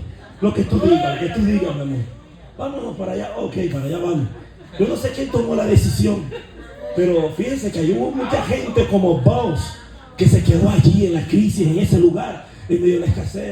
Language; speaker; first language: Spanish; native; Spanish